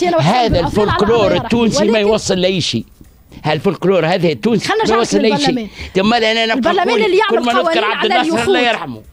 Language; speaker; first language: Arabic; native; Arabic